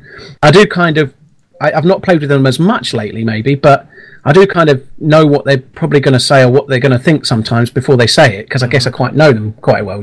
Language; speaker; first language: English; native; English